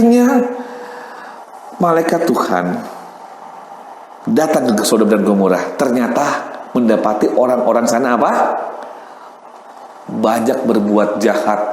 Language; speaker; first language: Indonesian; native; Indonesian